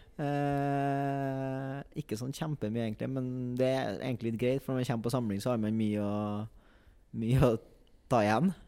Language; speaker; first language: Norwegian; native; Norwegian